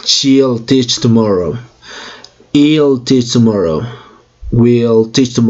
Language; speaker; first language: English; non-native, fluent; Spanish